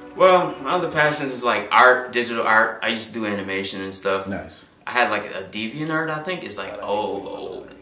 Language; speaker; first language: English; native; English